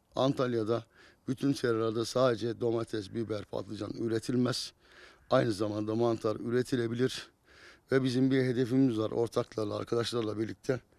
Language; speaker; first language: Turkish; native; Turkish